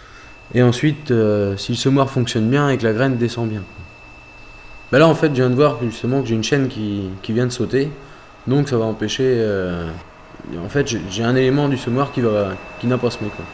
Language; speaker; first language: French; native; French